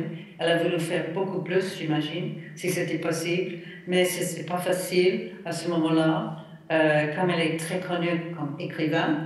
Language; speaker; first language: French; non-native, fluent; English